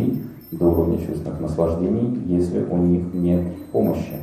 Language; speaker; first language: Russian; native; Russian